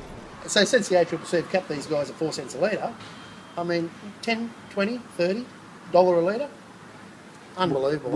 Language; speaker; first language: English; native; English